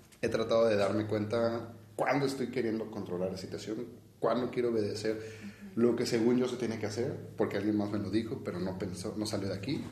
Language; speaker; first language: Spanish; native; Spanish